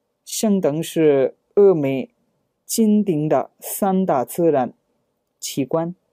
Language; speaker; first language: Chinese; non-native, fluent; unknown